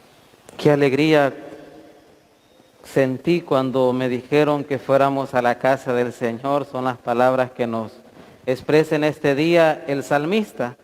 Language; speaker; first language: Spanish; native; Spanish